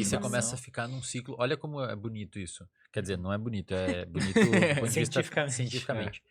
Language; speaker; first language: Portuguese; native; Portuguese